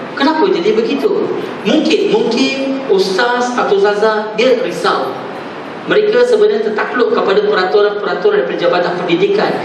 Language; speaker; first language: Malay; non-native, local second language; Tamil